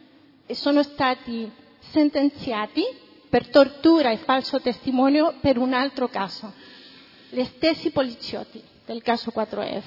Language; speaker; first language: Italian; non-native, fluent; Spanish